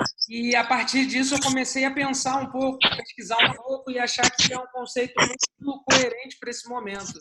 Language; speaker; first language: Portuguese; native; Portuguese